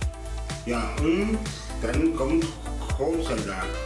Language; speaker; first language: German; non-native, learner; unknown